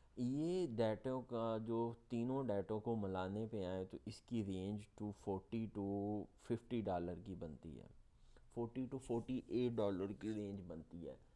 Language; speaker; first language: Urdu; non-native, local second language; Punjabi